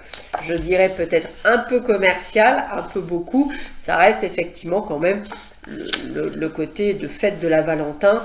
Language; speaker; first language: French; native; French